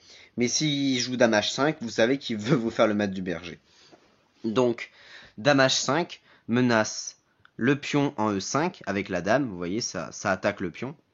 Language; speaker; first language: French; native; French